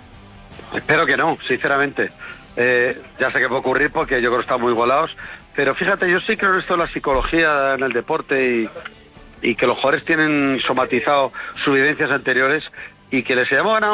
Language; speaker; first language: Spanish; native; Spanish